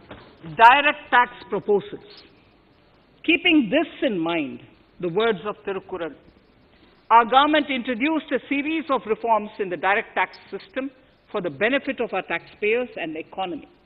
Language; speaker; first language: English; non-native, local second language; Tamil